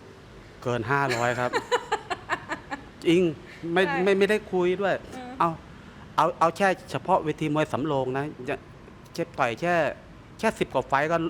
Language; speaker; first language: Thai; native; Thai